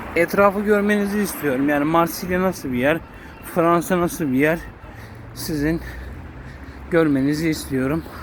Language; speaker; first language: Turkish; native; Turkish